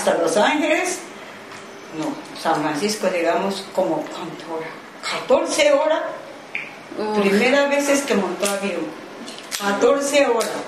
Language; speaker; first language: Spanish; non-native, learner; Japanese